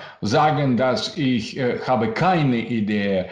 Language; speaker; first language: German; non-native, learner; Russian